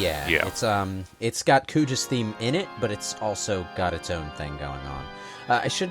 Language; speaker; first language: English; native; English